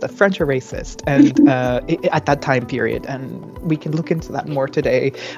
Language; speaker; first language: English; native; English